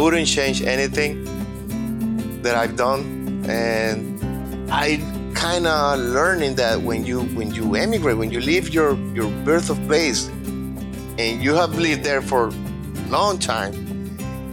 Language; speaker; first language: English; non-native, fluent; Spanish